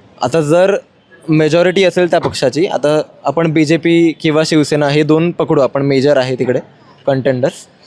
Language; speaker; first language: Marathi; native; Marathi